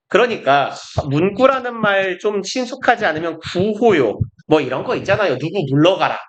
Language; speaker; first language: Korean; native; Korean